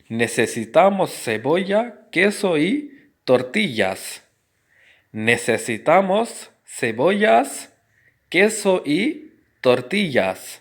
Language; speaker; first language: Spanish; non-native, fluent; Urdu